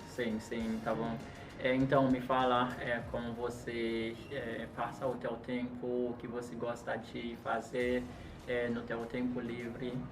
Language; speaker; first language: Portuguese; non-native, fluent; Haitian Creole